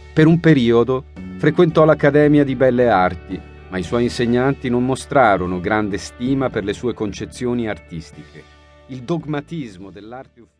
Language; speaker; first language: Italian; native; Italian